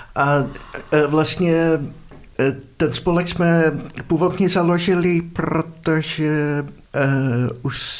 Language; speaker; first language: Czech; non-native, fluent; Dutch